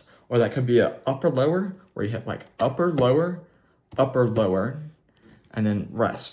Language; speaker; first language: English; native; English